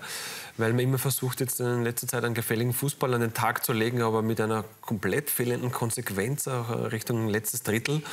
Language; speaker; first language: German; native; German